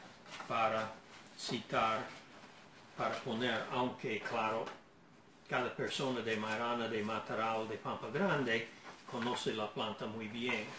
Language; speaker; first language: Spanish; non-native, fluent; English